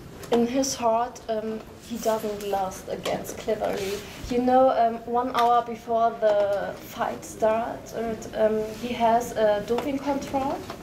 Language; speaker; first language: English; non-native, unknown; German